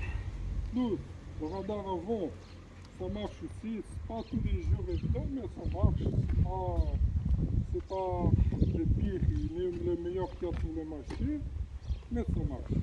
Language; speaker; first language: French; non-native, fluent; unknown